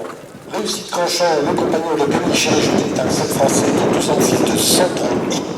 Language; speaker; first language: French; native; French